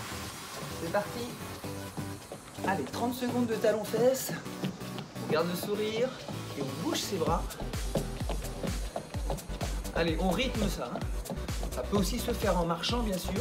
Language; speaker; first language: French; native; French